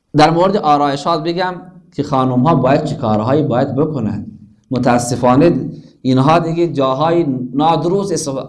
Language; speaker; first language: Persian; native; Persian